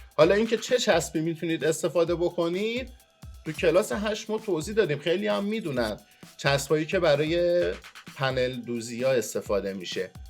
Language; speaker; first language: Persian; non-native, local second language; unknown